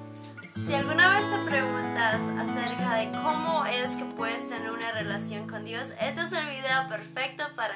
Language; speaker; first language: Spanish; early bilingual, heritage; Spanish